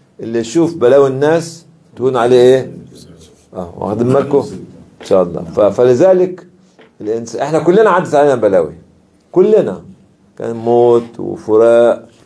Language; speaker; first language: Arabic; native; Arabic